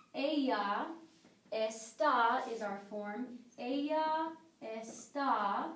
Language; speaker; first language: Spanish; non-native, fluent; English